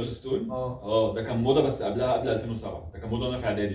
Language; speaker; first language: Arabic; native; Arabic